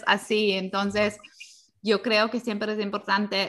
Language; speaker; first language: Spanish; non-native, fluent; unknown